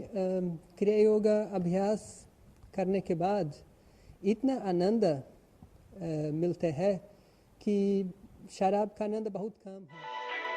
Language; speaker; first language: Hindi; non-native, learner; Portuguese